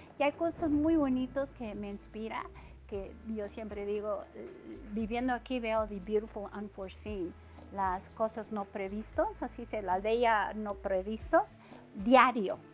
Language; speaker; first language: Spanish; early bilingual, heritage; Spanish